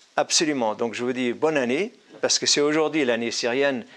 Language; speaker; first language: French; non-native, fluent; Arabic